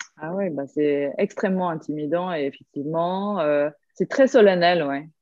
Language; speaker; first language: French; early bilingual, other home language; Korean